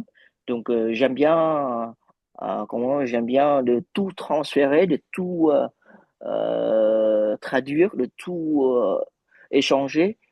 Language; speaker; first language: French; non-native, fluent; Vietnamese